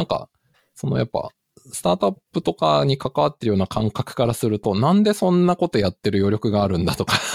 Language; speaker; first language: Japanese; native; Japanese